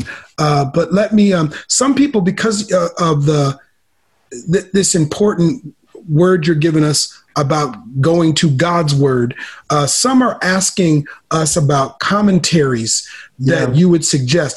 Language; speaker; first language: English; native; English